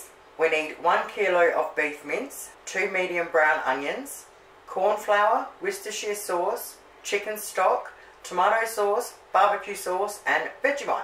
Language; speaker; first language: English; native; English